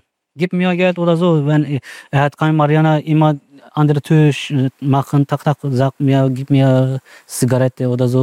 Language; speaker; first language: German; non-native, learner; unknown